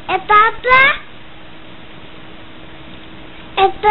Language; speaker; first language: Spanish; native; Spanish